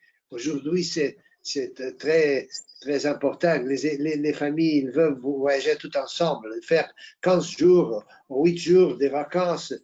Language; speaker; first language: French; non-native, fluent; Portuguese